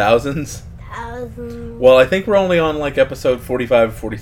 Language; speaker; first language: English; native; English